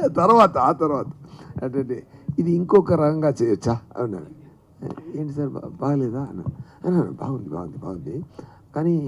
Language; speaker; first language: Telugu; non-native, fluent; Tamil